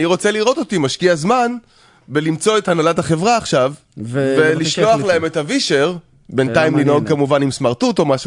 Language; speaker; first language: Hebrew; native; Hebrew